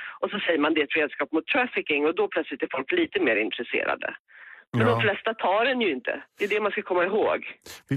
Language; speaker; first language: Swedish; native; Swedish